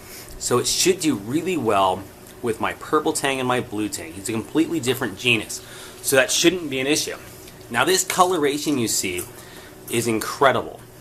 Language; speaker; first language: English; native; English